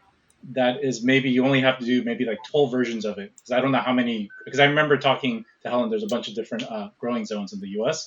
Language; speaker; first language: English; native; English